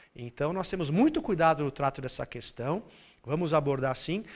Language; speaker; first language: Portuguese; native; Portuguese